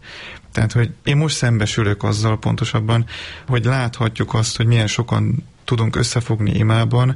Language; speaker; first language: Hungarian; native; Hungarian